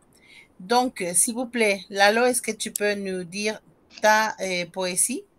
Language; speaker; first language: French; non-native, fluent; Spanish